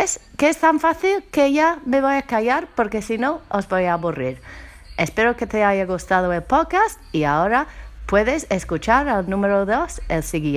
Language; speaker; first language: Spanish; non-native, fluent; English